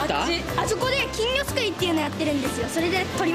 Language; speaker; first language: English; native; English